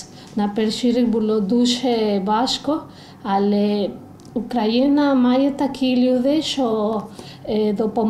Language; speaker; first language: Ukrainian; non-native, learner; Spanish